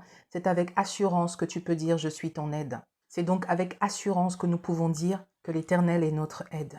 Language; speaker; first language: French; native; French